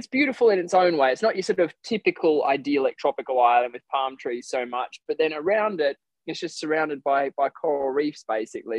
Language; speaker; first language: English; native; English